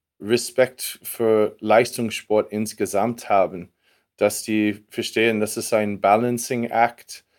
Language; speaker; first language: German; non-native, fluent; English